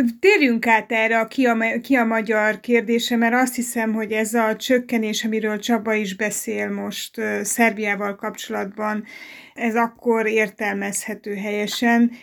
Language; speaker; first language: Hungarian; native; Hungarian